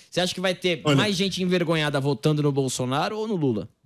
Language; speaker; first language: Portuguese; native; Portuguese